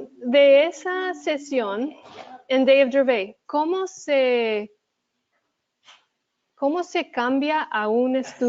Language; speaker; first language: Spanish; early bilingual, heritage; Spanish